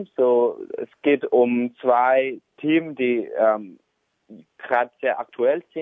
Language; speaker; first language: German; non-native, fluent; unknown